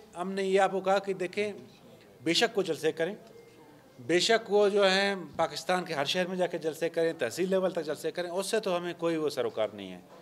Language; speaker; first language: Urdu; non-native, local second language; Baluchi